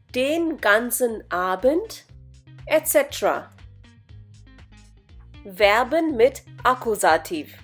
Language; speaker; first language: German; non-native, fluent; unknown